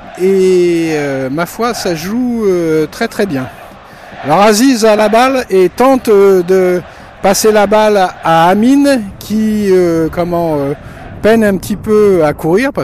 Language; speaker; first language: French; native; French